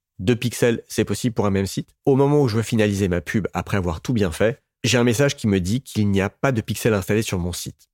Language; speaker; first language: French; native; French